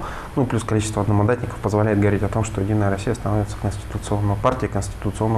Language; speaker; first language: Russian; native; Russian